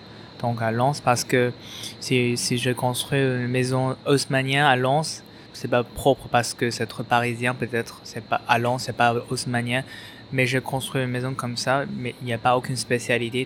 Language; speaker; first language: French; non-native, fluent; Chinese